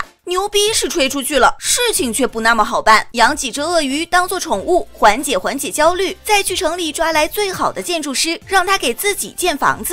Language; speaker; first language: Chinese; native; Chinese